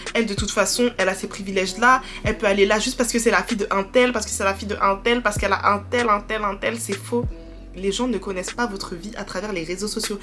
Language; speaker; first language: French; early bilingual, other home language; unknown